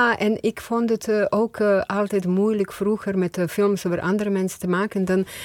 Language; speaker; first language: Dutch; non-native, fluent; Croatian